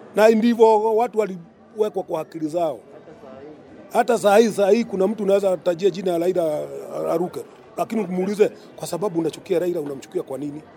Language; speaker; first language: Swahili; non-native, local second language; Kikuyu